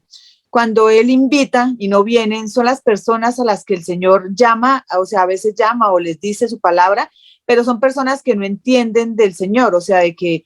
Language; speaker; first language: Spanish; native; Spanish